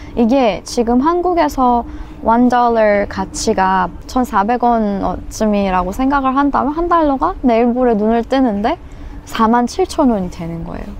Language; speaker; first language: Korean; non-native, fluent; Persian